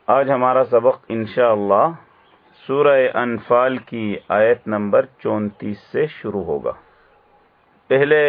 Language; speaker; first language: Urdu; native; Urdu